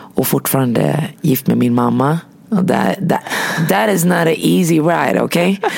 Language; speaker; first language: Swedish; native; Swedish